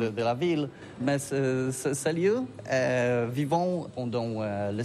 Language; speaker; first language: French; non-native, learner; Polish